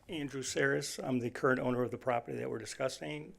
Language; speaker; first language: English; native; English